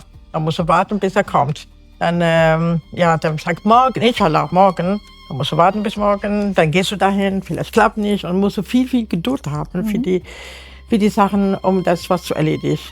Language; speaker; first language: German; non-native, learner; Arabic